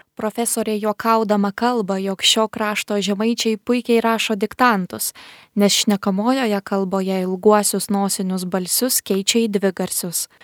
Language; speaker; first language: Lithuanian; native; Lithuanian